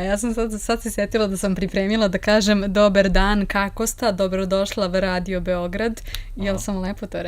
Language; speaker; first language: Serbian; native; Serbian